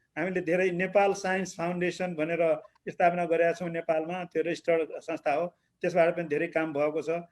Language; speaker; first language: Nepali; native; Nepali